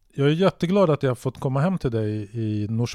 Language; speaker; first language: Swedish; native; Swedish